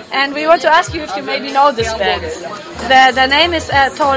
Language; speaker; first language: English; non-native, learner; German